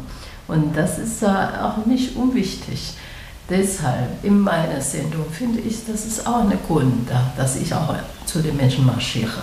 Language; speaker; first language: German; non-native, learner; Chinese